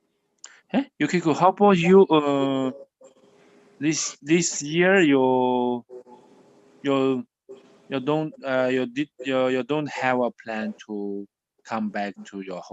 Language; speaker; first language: English; non-native, learner; Chinese